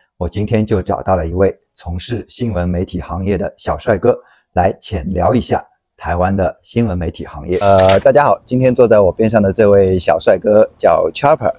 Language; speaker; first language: Chinese; native; Chinese